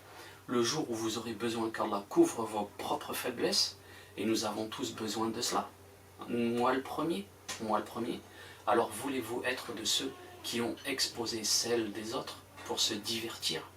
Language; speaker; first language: French; native; French